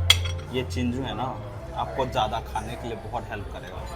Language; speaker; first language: Hindi; non-native, local second language; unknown